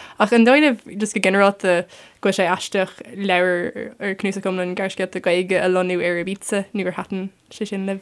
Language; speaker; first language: Irish; native; Irish